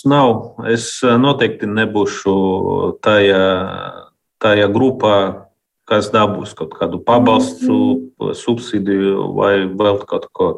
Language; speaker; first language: Latvian; non-native, local second language; Russian